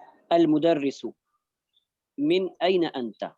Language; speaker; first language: Arabic; non-native, learner; Urdu